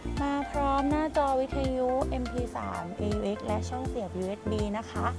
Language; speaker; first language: Thai; native; Thai